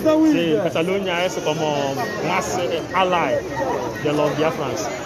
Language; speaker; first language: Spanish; non-native, learner; Igbo